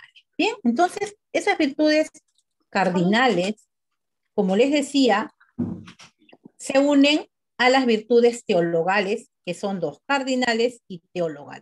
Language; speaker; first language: Spanish; native; Spanish